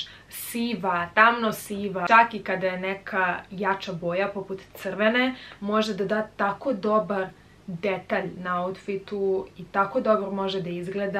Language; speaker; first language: Serbian; native; Serbian